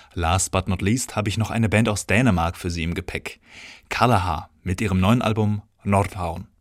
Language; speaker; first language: German; native; German